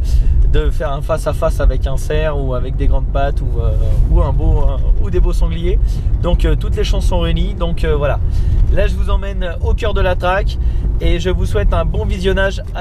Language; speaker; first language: French; native; French